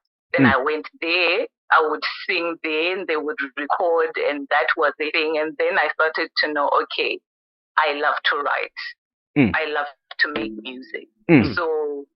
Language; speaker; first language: English; non-native, local second language; Venda